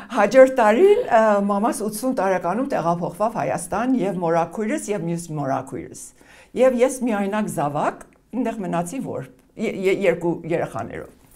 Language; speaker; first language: Armenian; early bilingual, heritage; Armenian